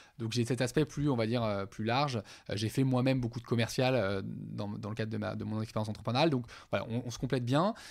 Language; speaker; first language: French; native; French